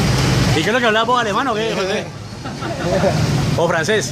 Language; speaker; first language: Spanish; native; Spanish